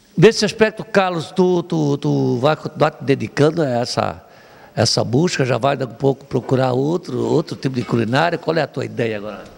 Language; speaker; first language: Portuguese; native; Portuguese